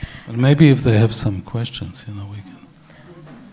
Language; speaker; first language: English; non-native, fluent; Hebrew